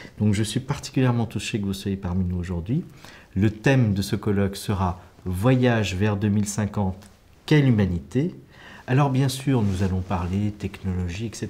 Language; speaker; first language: French; native; French